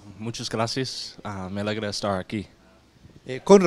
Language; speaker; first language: Spanish; non-native, learner; English